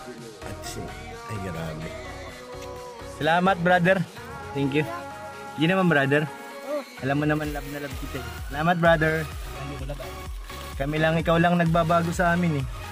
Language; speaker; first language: Filipino; non-native, local second language; Cebuano